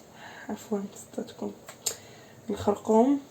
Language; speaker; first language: Arabic; native; Arabic